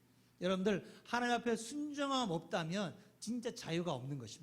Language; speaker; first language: Korean; native; Korean